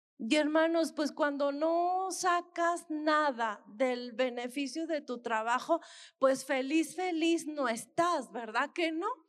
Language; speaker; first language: Spanish; native; Spanish